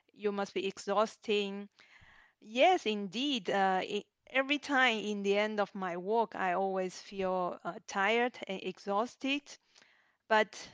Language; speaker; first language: English; non-native, learner; Chinese